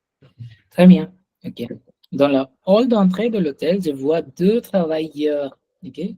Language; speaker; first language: French; non-native, fluent; Hindi